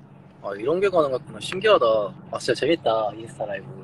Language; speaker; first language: Korean; native; Korean